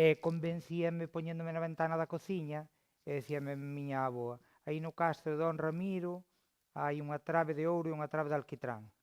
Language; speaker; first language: Galician; native; Galician